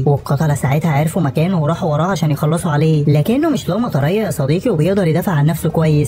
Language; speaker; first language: Arabic; native; Arabic